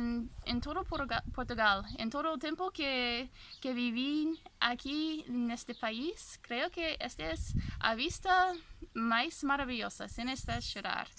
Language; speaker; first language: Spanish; non-native, fluent; English